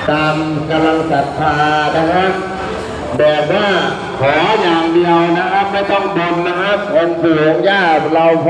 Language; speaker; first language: Thai; native; Thai